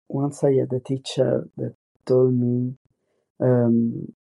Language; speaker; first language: English; non-native, fluent; Italian